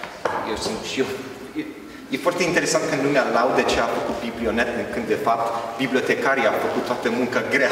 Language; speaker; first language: Romanian; early bilingual, heritage; Romanian